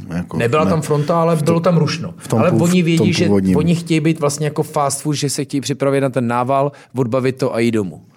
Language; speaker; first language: Czech; native; Czech